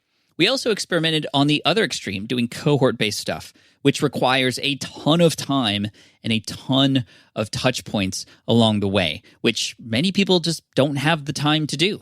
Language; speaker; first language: English; native; English